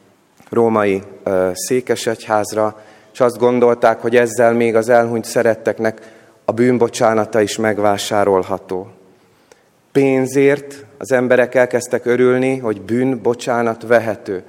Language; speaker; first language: Hungarian; native; Hungarian